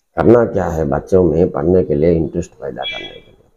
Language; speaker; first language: Hindi; non-native, local second language; Odia